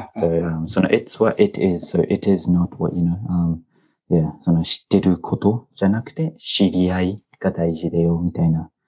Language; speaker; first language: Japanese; non-native, fluent; English